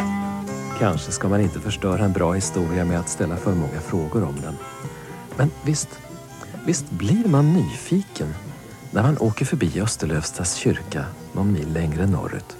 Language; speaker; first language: Swedish; native; Swedish